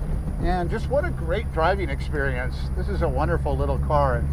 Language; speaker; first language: English; native; English